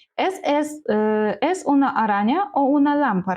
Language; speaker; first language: Spanish; non-native, learner; Ukrainian